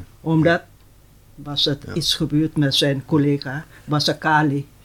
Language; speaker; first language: Dutch; non-native, local second language; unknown